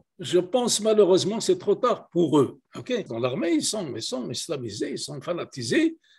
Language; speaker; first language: French; non-native, local second language; Kabyle